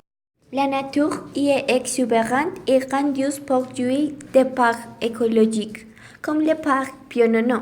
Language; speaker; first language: French; non-native, learner; Spanish